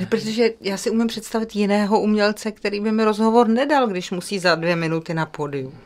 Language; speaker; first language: Czech; native; Czech